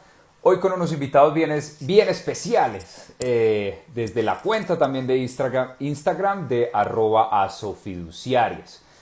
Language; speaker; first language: Spanish; native; Spanish